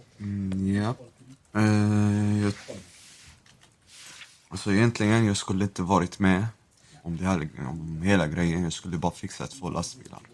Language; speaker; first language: Swedish; non-native, fluent; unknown